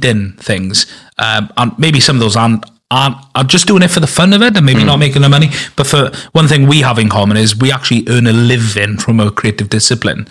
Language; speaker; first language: English; native; English